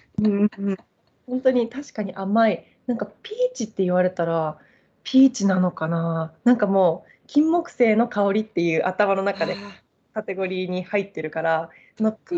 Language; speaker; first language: Japanese; native; Japanese